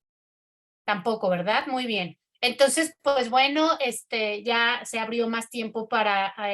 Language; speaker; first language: Spanish; native; Spanish